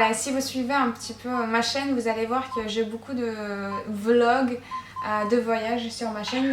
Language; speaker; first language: French; non-native, fluent; Russian